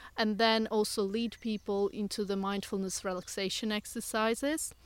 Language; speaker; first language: English; non-native, fluent; Russian